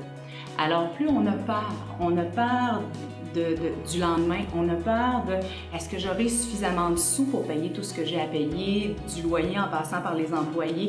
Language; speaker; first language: French; native; French